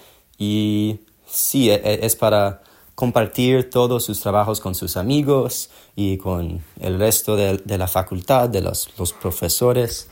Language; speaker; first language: Spanish; non-native, learner; English